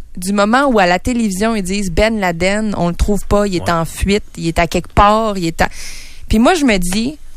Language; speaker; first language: French; native; French